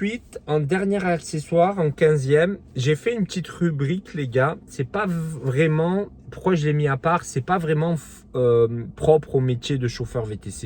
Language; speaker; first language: French; native; French